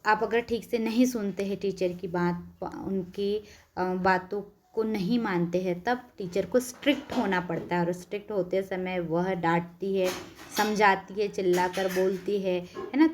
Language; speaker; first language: Hindi; non-native, local second language; Marathi